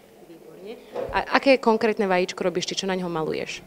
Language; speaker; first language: Slovak; native; Slovak